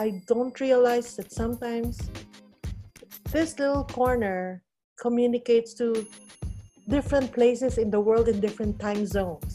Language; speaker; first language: English; non-native, local second language; Filipino